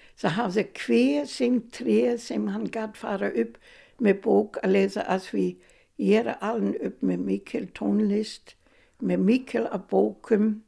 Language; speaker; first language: Icelandic; non-native, fluent; German